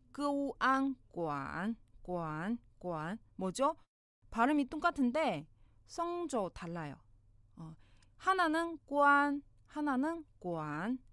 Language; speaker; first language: Korean; non-native, fluent; Chinese